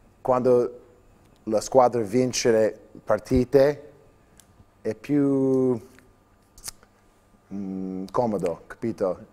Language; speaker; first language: Italian; non-native, learner; English